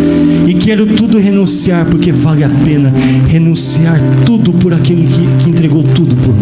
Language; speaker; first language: Portuguese; native; Portuguese